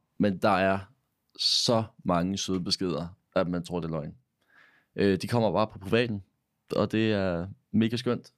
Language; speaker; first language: Danish; native; Danish